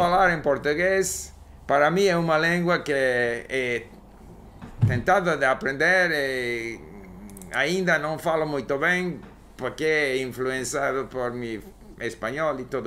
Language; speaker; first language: Portuguese; non-native, learner; English